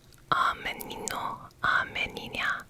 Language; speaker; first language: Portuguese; non-native, learner; English